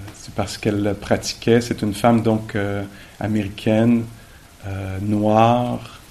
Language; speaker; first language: French; native; French